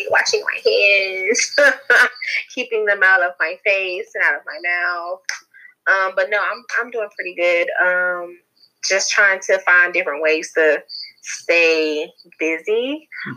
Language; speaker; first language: English; native; English